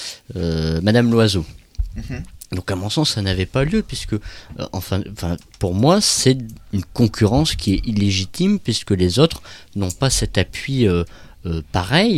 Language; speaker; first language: French; native; French